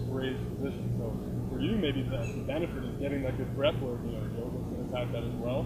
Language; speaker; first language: English; native; English